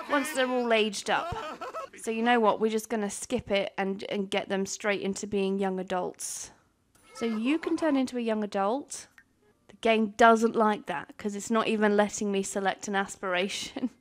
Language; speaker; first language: English; native; English